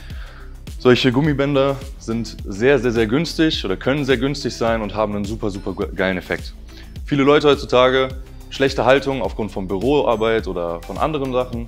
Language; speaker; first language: German; native; German